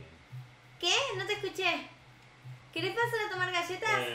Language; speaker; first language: Spanish; native; Spanish